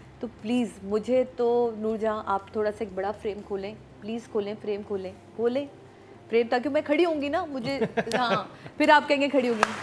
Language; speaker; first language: Urdu; native; Urdu